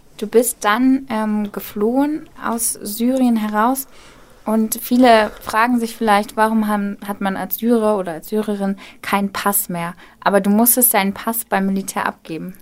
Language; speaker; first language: German; native; German